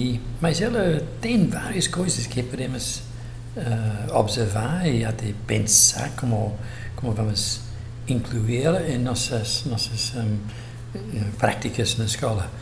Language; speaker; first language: Portuguese; non-native, fluent; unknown